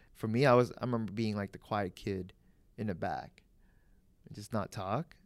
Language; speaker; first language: English; early bilingual, other home language; Vietnamese